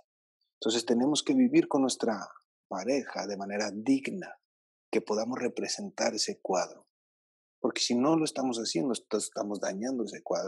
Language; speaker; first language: Spanish; native; Spanish